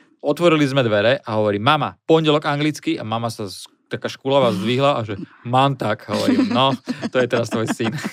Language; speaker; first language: Slovak; native; Slovak